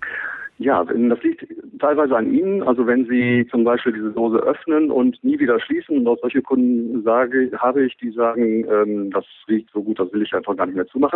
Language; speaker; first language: German; native; German